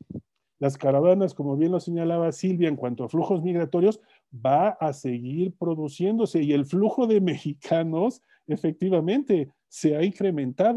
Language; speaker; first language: Spanish; native; Spanish